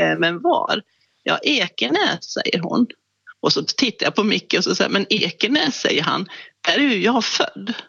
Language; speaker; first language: Swedish; native; Swedish